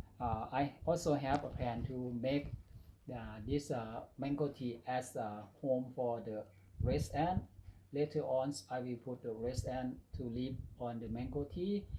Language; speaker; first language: English; non-native, learner; Thai